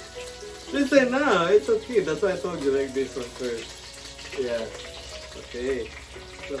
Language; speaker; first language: English; non-native, local second language; Filipino